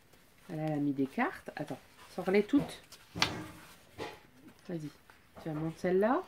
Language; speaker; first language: French; native; French